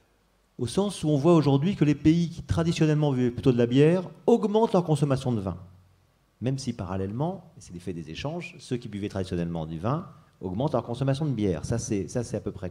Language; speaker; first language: French; native; French